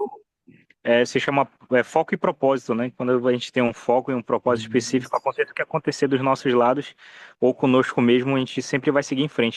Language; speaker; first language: Portuguese; native; Portuguese